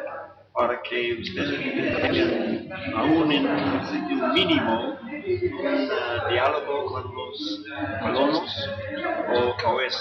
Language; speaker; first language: Spanish; non-native, fluent; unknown